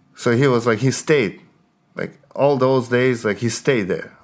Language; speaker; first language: English; non-native, fluent; Ukrainian